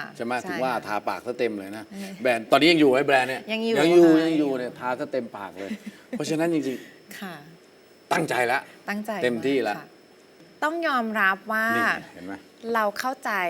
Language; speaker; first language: Thai; native; Thai